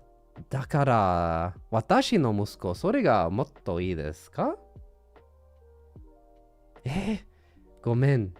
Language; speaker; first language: Japanese; non-native, learner; English